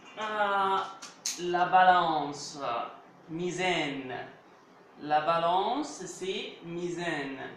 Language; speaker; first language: French; non-native, fluent; Arabic